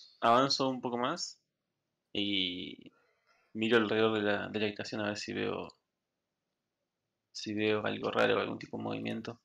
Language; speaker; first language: Spanish; native; Spanish